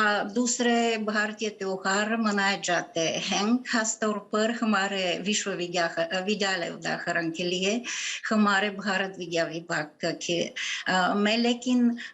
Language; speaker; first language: Hindi; non-native, fluent; Bulgarian